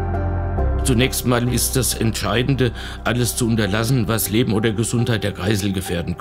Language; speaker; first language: German; native; German